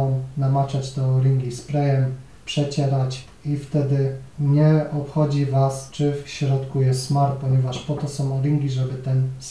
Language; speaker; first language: Polish; native; Polish